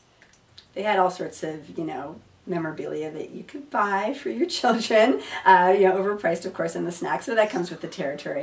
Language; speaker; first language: English; native; English